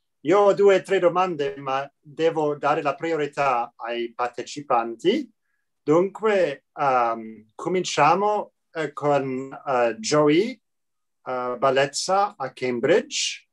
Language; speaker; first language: Italian; non-native, fluent; English